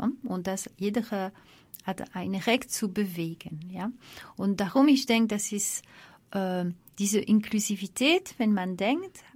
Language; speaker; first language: German; non-native, fluent; French